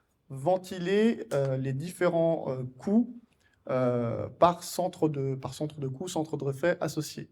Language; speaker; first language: French; native; French